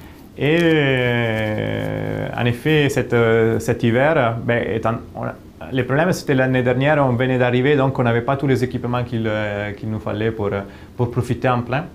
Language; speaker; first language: French; non-native, fluent; Italian